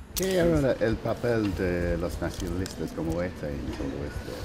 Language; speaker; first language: Spanish; non-native, fluent; English